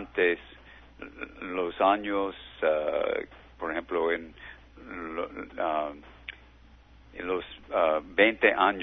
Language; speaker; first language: Spanish; non-native, learner; English